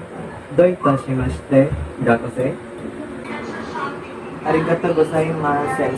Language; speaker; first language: Japanese; non-native, learner; Filipino